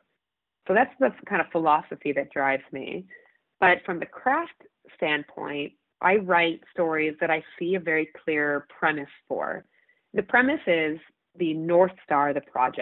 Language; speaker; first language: English; native; English